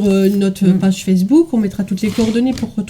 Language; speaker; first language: French; native; French